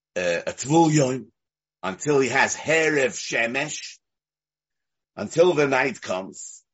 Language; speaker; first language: English; native; English